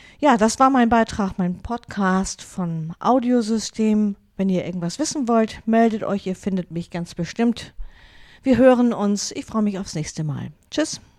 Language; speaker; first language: German; non-native, local second language; Low German